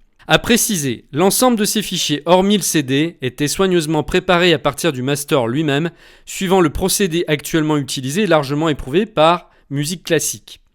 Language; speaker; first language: French; native; French